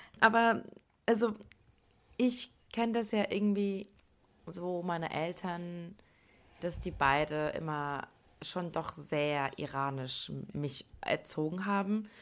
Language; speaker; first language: German; early bilingual, other home language; Persian